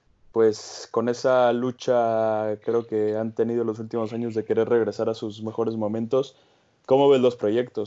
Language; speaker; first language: Spanish; native; Spanish